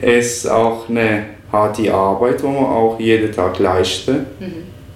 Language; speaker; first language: German; non-native, fluent; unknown